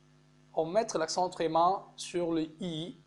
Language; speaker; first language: French; non-native, fluent; Arabic